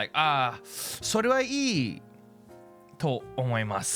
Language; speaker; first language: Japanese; non-native, fluent; English